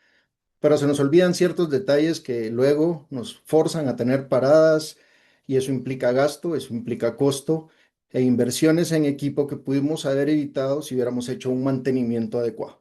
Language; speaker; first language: Spanish; native; Spanish